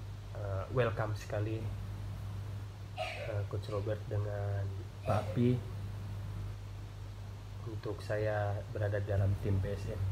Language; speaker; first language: Indonesian; non-native, local second language; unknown